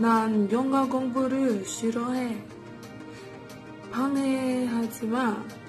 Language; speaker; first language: Korean; non-native, learner; English